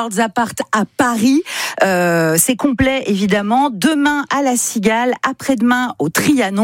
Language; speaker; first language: French; native; French